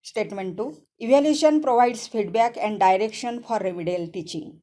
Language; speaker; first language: English; non-native, local second language; Marathi